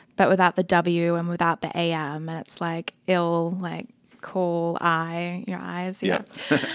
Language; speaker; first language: English; native; English